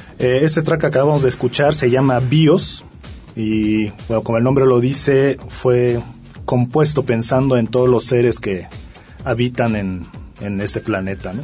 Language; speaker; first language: Spanish; early bilingual, other home language; Japanese